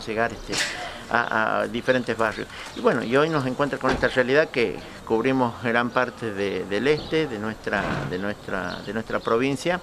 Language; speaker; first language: Spanish; native; Spanish